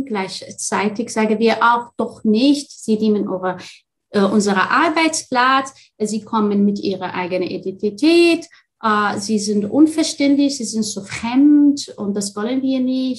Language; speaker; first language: German; non-native, fluent; Arabic